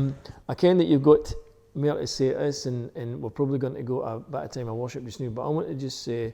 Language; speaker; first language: English; native; English